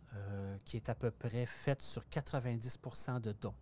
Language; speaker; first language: French; native; French